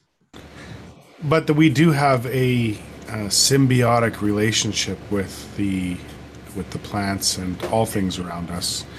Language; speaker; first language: English; native; English